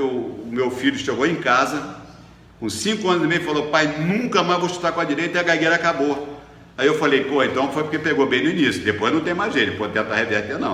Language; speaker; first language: Portuguese; native; Portuguese